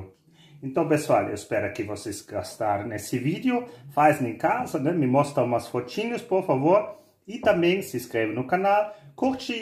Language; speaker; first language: Portuguese; non-native, fluent; German